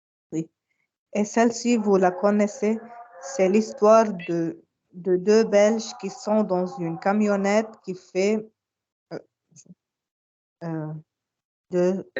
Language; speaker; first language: French; non-native, learner; Arabic